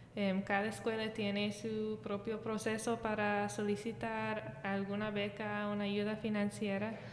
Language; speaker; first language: Spanish; early bilingual, heritage; Spanish